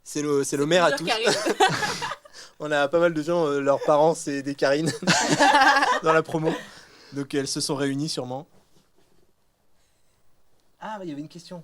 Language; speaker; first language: French; native; French